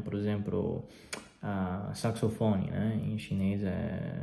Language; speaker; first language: Portuguese; non-native, fluent; Chinese